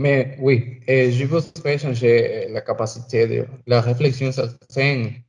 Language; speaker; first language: French; non-native, learner; Spanish